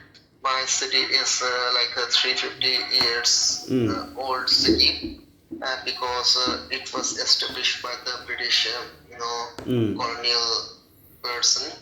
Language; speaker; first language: English; non-native, local second language; Bangla